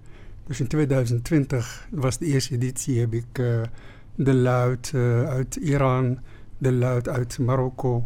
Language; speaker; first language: Dutch; non-native, fluent; Arabic